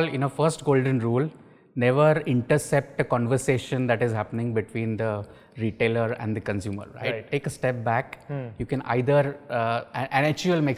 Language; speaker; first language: English; non-native, local second language; Marathi